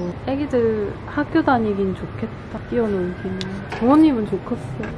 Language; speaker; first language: Korean; native; Korean